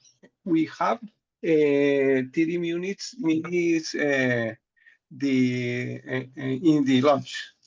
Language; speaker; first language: English; non-native, learner; Spanish